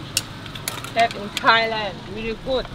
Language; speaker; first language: English; non-native, learner; Thai